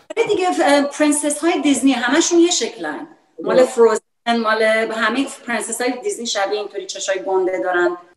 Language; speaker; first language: Persian; early bilingual, heritage; Persian